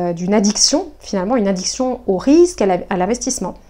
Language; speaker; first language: French; native; French